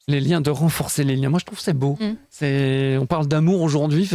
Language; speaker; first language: French; native; French